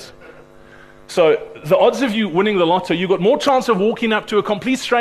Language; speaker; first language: English; native; English